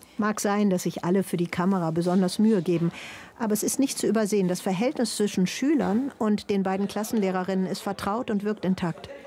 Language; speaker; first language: German; native; German